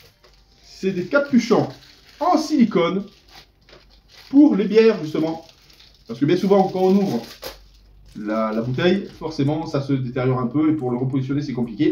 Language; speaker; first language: French; native; French